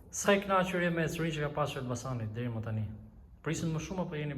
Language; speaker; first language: Albanian; native; Albanian